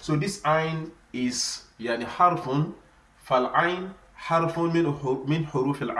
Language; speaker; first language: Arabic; non-native, fluent; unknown